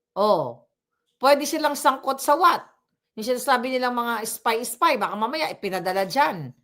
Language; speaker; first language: Filipino; non-native, local second language; Cebuano